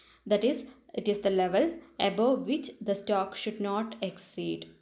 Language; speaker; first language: English; non-native, local second language; Malayalam